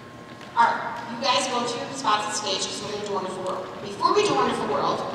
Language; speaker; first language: English; native; English